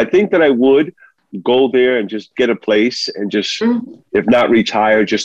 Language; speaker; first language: English; early bilingual, other home language; Spanish